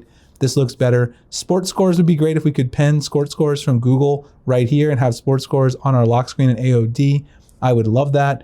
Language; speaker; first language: English; native; English